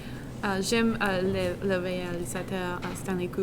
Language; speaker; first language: French; non-native, learner; English